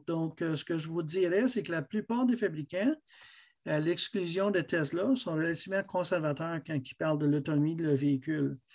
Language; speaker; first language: French; native; French